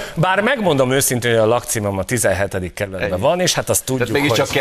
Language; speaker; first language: Hungarian; native; Hungarian